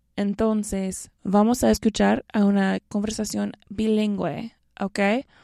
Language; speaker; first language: Spanish; non-native, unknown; English